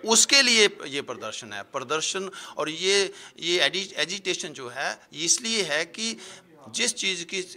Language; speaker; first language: Hindi; non-native, local second language; Punjabi